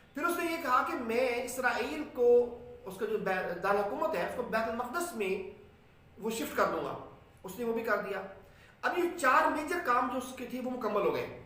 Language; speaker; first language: Urdu; non-native, local second language; Punjabi